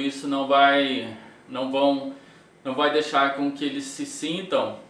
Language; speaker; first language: Portuguese; native; Portuguese